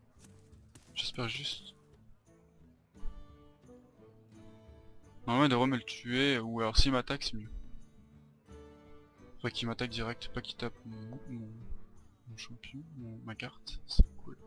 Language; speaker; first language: French; native; French